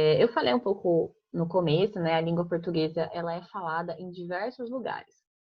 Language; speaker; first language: Portuguese; native; Portuguese